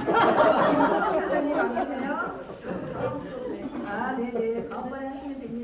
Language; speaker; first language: Korean; native; Korean